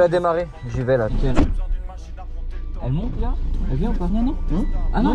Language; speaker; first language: French; native; French